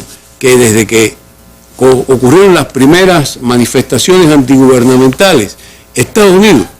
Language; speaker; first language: Spanish; native; Spanish